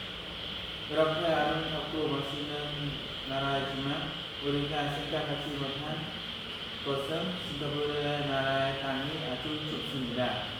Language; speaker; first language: Korean; non-native, learner; Khmer